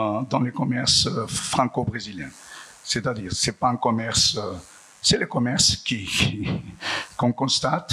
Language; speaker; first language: French; non-native, fluent; Portuguese